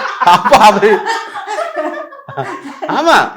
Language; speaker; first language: Tamil; non-native, learner; Malayalam